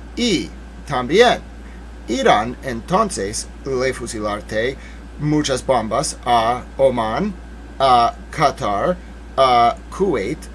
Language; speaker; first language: Spanish; non-native, learner; English